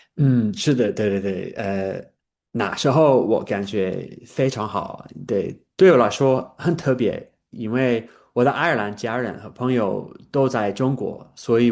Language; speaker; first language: Chinese; non-native, learner; English